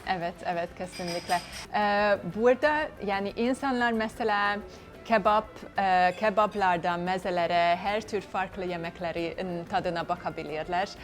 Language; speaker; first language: Turkish; non-native, fluent; Hungarian